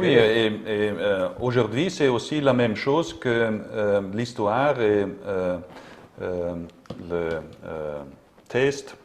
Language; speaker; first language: French; non-native, learner; German